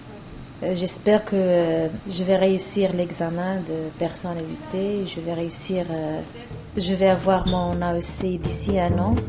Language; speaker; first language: French; non-native, local second language; Arabic